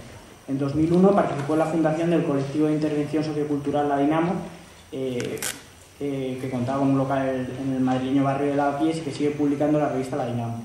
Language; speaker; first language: Spanish; native; Spanish